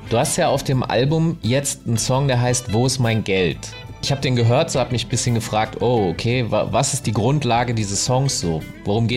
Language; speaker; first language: German; native; German